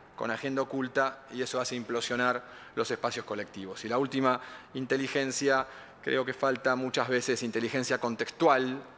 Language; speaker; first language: Spanish; native; Spanish